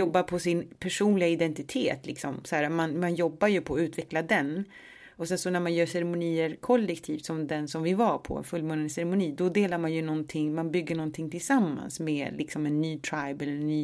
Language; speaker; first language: Swedish; native; Swedish